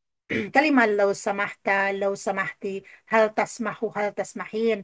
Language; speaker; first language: Arabic; non-native, fluent; Indonesian